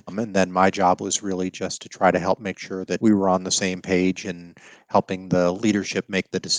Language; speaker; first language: English; native; English